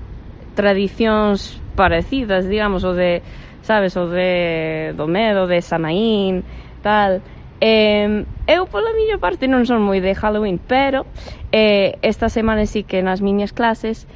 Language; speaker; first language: Galician; non-native, fluent; English